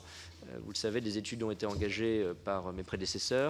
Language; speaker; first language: French; native; French